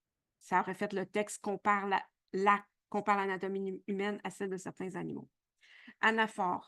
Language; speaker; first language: French; native; French